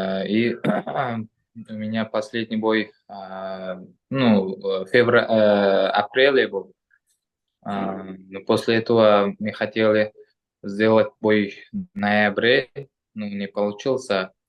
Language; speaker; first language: Russian; non-native, local second language; Uzbek